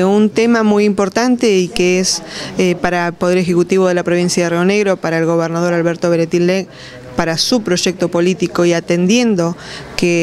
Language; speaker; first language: Spanish; native; Spanish